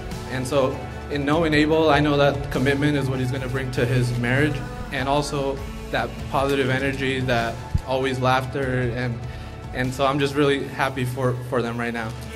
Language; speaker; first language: English; early bilingual, other home language; Spanish